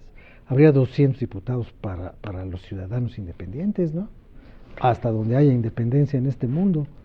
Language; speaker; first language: Spanish; native; Spanish